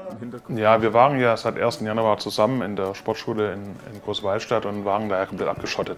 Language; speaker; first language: German; native; German